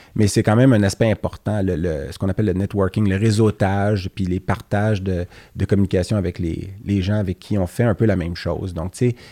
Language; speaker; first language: French; native; French